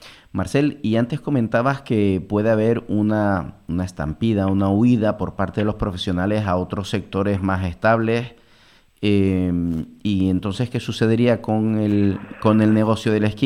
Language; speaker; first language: Spanish; native; Spanish